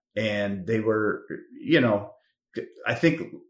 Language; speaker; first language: English; native; English